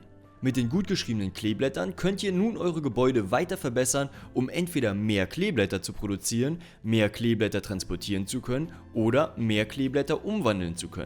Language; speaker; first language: German; native; German